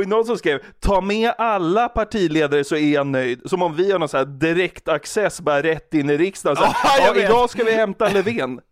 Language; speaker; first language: Swedish; native; Swedish